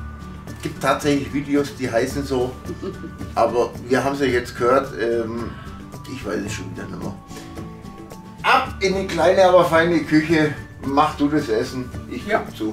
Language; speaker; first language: German; native; German